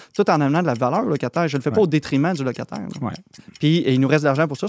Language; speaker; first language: French; native; French